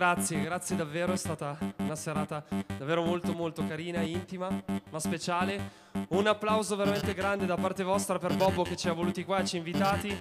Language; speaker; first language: Italian; native; Italian